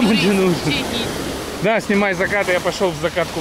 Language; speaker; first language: Russian; native; Russian